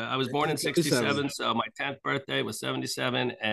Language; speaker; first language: English; native; English